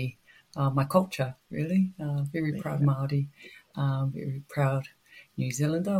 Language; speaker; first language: English; native; English